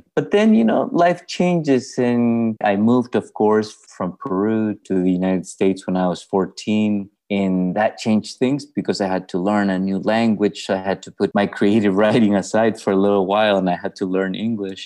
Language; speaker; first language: English; non-native, fluent; Spanish